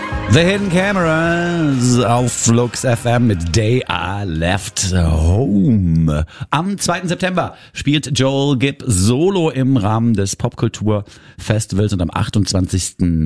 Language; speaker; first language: German; native; German